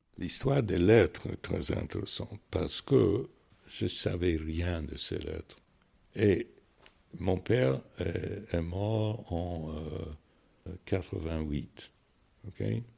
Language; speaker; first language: French; non-native, fluent; English